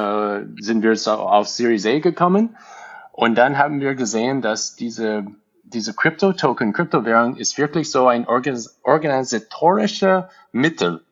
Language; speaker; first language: German; non-native, fluent; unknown